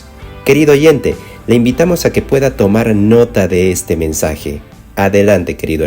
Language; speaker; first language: Spanish; native; Spanish